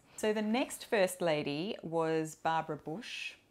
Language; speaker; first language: English; native; English